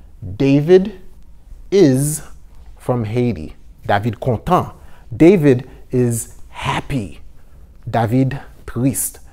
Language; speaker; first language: English; non-native, fluent; Haitian Creole